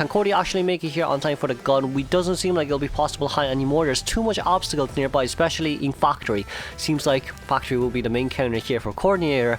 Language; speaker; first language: English; non-native, fluent; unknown